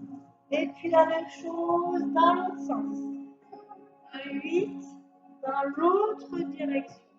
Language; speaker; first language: French; native; French